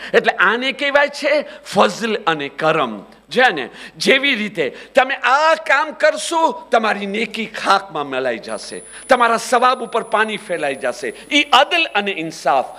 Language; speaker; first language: Gujarati; early bilingual, heritage; Gujarati